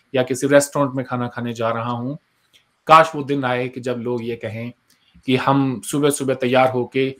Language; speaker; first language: Hindi; native; Hindi